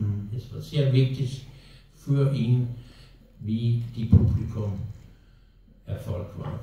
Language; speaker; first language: German; non-native, learner; Danish